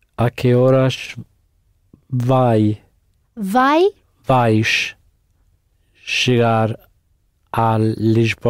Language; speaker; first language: Portuguese; non-native, learner; English